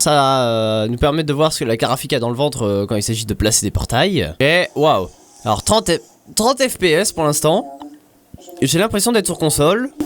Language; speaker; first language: French; native; French